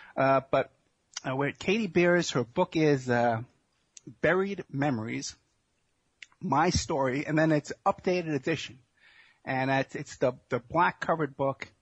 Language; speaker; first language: English; native; English